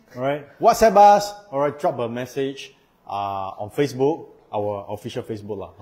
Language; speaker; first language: English; non-native, local second language; Chinese